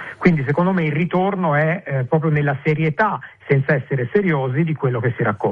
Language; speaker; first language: Italian; native; Italian